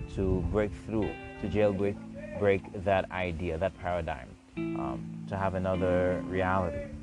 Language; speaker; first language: English; non-native, fluent; Haitian Creole